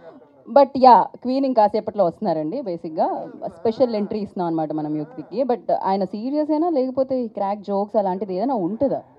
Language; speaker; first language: Telugu; native; Telugu